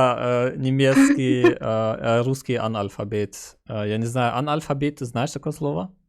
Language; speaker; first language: Russian; early bilingual, heritage; German